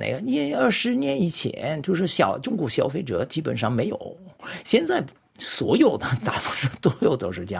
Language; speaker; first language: Chinese; non-native, fluent; French